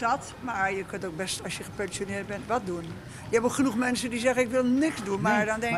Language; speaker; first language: Dutch; native; Dutch